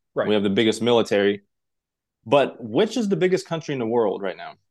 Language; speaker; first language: English; non-native, fluent; Uzbek